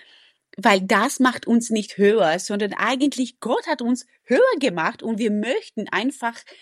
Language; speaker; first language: German; non-native, fluent; Romanian